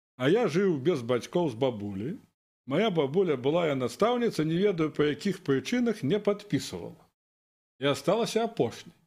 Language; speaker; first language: Belarusian; non-native, local second language; Russian